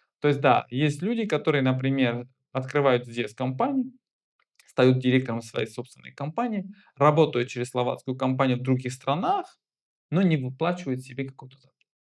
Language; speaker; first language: Russian; non-native, fluent; Armenian